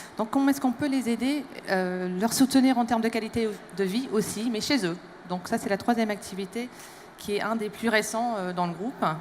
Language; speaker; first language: French; non-native, fluent; English